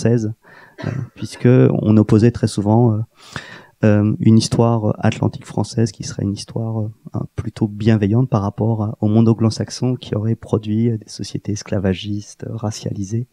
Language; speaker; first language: French; native; French